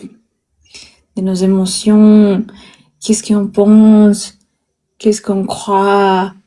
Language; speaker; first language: French; non-native, learner; Spanish